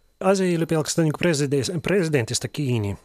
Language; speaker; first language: Finnish; non-native, fluent; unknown